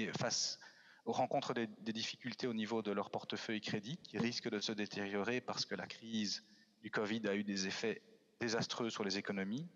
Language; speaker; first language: French; native; French